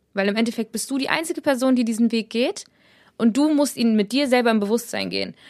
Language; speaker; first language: German; native; German